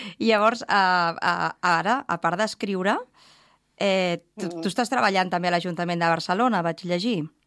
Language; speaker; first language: Catalan; native; Catalan